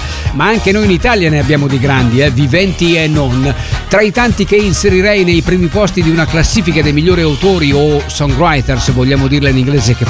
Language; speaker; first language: Italian; native; Italian